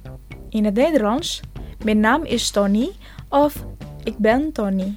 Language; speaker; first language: Dutch; non-native, learner; Indonesian